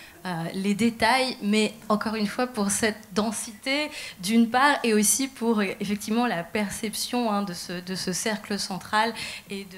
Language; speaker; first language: French; native; French